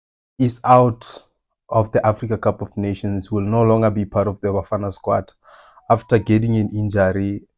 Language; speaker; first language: English; non-native, local second language; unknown